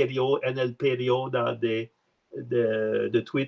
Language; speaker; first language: Spanish; non-native, learner; French